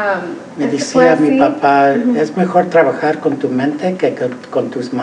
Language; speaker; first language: Spanish; early bilingual, heritage; Spanish